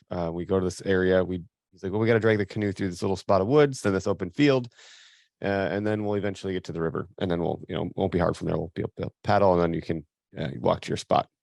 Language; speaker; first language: English; native; English